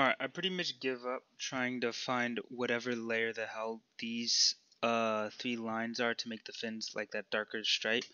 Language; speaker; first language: English; native; English